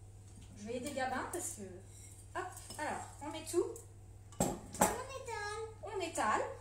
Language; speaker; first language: French; native; French